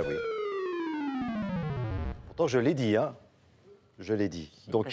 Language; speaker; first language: French; native; French